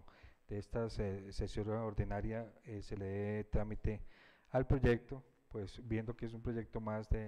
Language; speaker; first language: Spanish; native; Spanish